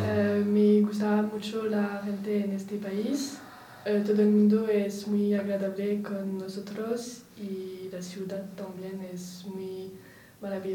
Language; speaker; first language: Spanish; non-native, learner; French